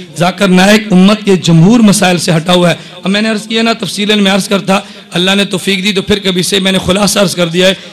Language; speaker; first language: Urdu; non-native, local second language; Punjabi